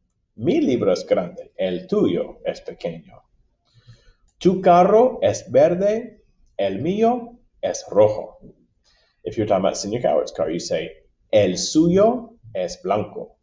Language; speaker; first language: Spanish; non-native, fluent; English